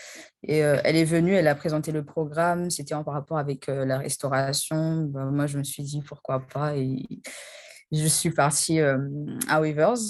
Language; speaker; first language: French; non-native, local second language; Rundi